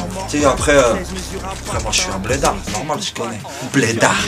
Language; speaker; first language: French; early bilingual, other home language; Arabic